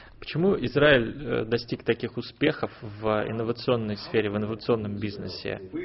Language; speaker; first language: Russian; native; Russian